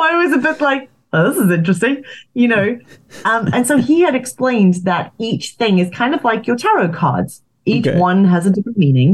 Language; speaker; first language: English; native; English